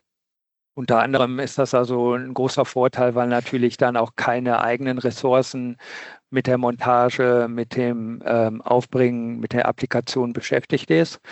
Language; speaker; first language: German; native; German